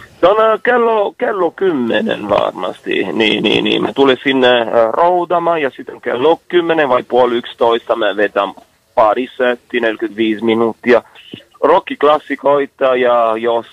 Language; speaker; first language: Finnish; non-native, learner; Italian